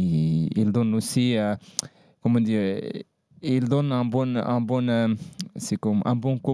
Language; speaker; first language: French; non-native, learner; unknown